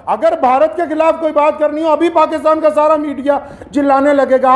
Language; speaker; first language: Hindi; native; Hindi